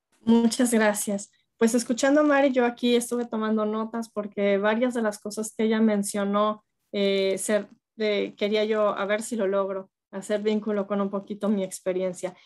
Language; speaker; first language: Spanish; native; Spanish